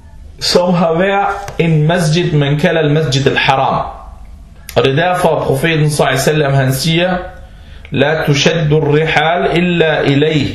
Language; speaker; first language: Danish; non-native, fluent; Arabic